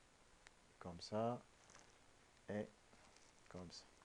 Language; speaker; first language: French; non-native, local second language; Arabic